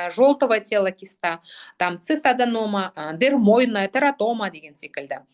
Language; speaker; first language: Russian; non-native, local second language; Kazakh